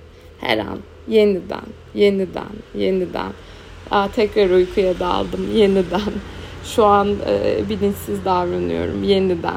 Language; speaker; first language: Turkish; native; Turkish